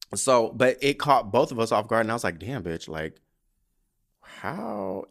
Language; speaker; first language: English; native; English